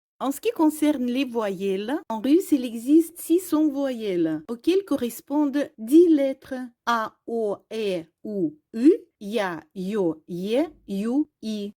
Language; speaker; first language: French; non-native, fluent; Russian